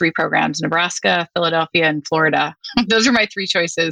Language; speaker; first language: English; native; English